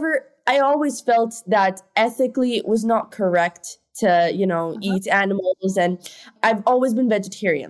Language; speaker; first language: English; non-native, local second language; Hindi